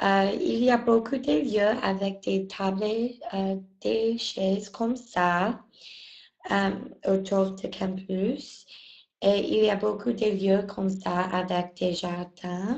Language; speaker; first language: French; non-native, learner; English